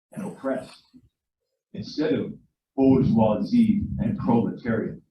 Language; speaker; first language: English; native; English